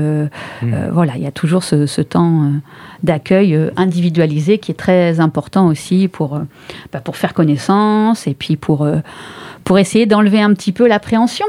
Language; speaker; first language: French; native; French